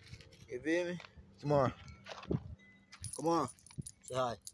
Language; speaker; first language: English; native; English